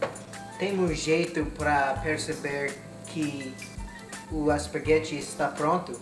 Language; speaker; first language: Portuguese; non-native, learner; English